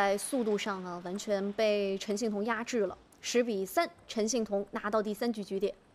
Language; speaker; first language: Chinese; native; Chinese